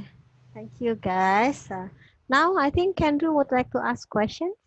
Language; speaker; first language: English; non-native, fluent; Indonesian